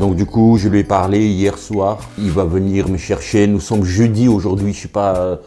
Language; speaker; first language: French; native; French